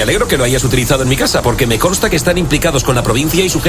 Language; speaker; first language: Spanish; native; Spanish